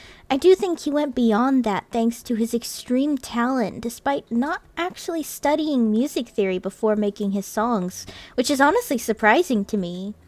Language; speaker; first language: English; native; English